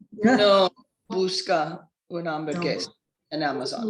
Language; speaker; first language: Spanish; non-native, learner; English